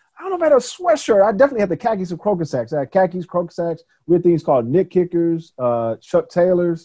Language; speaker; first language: English; native; English